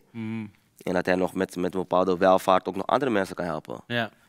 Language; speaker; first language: Dutch; early bilingual, other home language; Papiamento